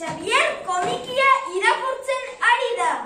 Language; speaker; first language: Basque; non-native, local second language; Spanish